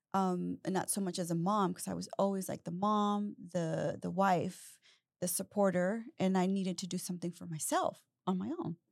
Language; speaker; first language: English; native; English